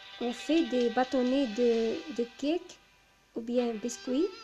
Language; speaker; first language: French; non-native, local second language; Arabic